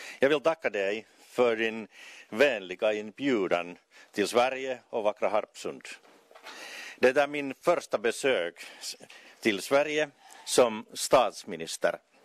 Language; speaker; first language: Swedish; non-native, local second language; Finnish